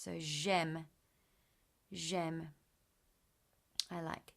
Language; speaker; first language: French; non-native, fluent; English